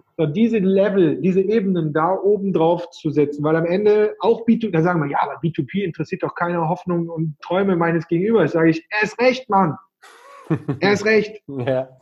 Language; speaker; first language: German; native; German